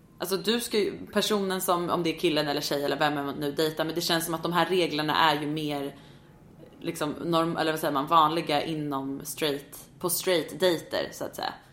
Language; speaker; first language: Swedish; native; Swedish